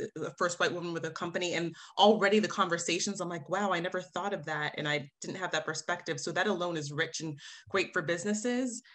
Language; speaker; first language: English; native; English